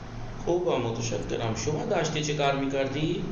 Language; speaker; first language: Persian; non-native, fluent; Urdu